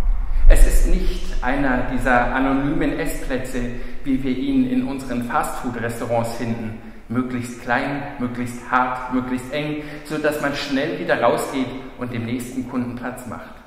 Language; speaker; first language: German; native; German